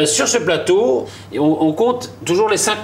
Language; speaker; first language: French; native; French